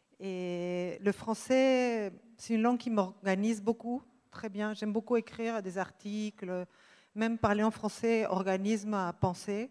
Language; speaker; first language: French; non-native, fluent; Spanish